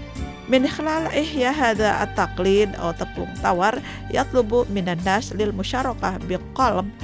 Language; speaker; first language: Arabic; non-native, fluent; Indonesian